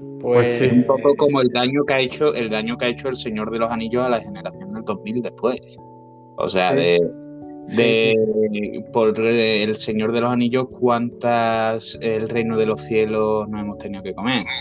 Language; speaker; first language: Spanish; native; Spanish